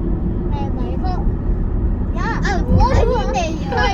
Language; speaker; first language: Korean; early bilingual, other home language; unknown